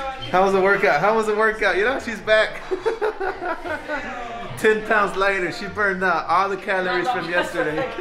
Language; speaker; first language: English; early bilingual, other home language; Spanish